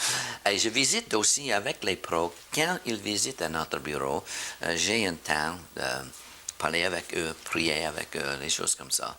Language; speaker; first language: French; non-native, fluent; English